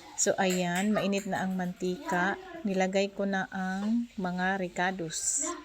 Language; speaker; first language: Filipino; native; Filipino